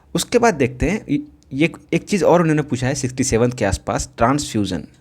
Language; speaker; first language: Hindi; native; Hindi